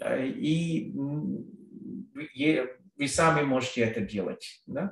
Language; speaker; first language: Russian; non-native, fluent; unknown